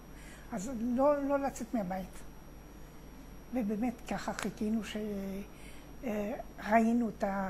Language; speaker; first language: Hebrew; non-native, fluent; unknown